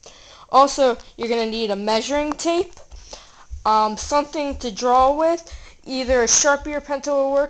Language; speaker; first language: English; native; English